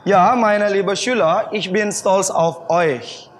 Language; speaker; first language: German; non-native, fluent; Indonesian